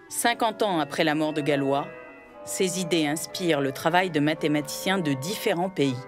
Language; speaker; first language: French; native; French